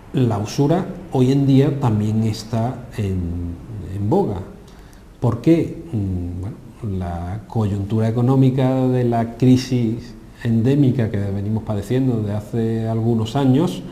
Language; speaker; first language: Spanish; native; Spanish